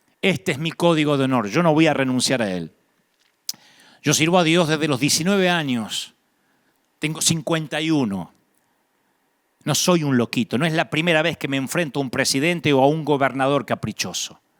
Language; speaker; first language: Spanish; native; Spanish